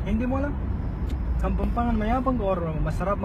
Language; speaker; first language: Filipino; non-native, fluent; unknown